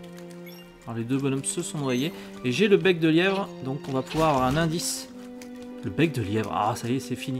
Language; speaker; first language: French; native; French